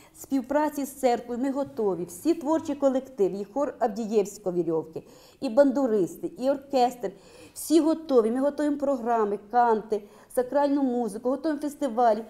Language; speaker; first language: Ukrainian; native; Ukrainian